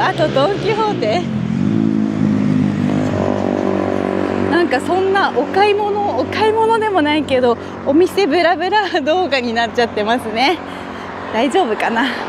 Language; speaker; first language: Japanese; native; Japanese